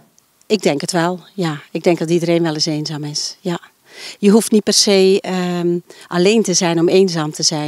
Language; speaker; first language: Dutch; native; Dutch